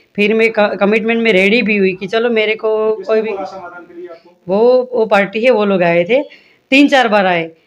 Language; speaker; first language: Hindi; non-native, local second language; Gujarati